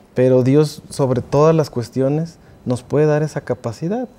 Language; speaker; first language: Spanish; native; Spanish